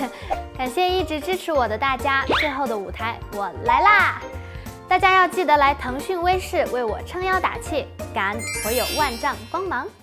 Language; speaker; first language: Chinese; non-native, learner; Thai